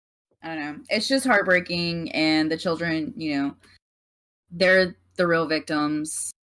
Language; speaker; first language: English; native; English